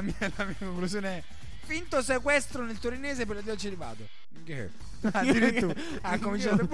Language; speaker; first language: Italian; native; Italian